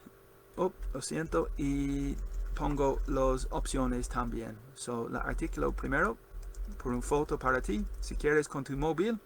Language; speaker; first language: Spanish; non-native, learner; English